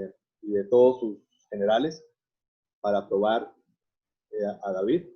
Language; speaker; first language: Spanish; native; Spanish